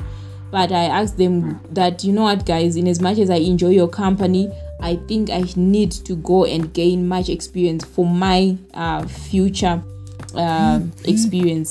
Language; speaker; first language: English; non-native, local second language; Shona